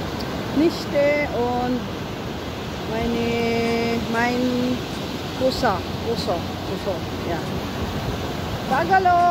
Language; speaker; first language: German; non-native, learner; Filipino